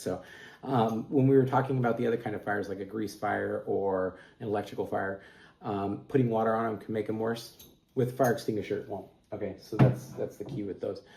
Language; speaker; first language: English; native; English